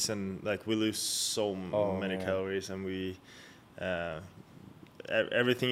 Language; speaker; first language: English; non-native, fluent; Swedish